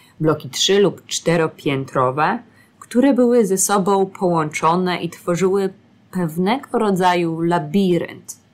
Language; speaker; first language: Polish; native; Polish